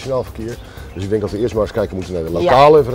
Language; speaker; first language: Dutch; native; Dutch